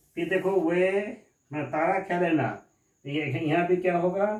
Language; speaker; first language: Hindi; non-native, local second language; Bangla